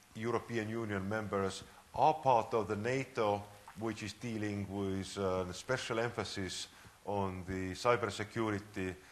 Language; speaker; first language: English; non-native, fluent; Estonian